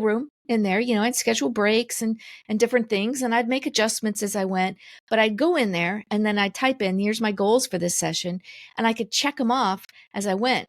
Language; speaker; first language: English; native; English